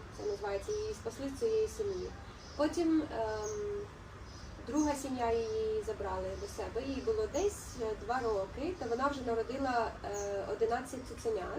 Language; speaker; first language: Ukrainian; non-native, local second language; Russian